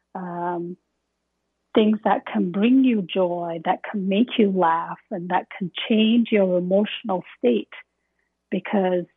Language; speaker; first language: English; native; English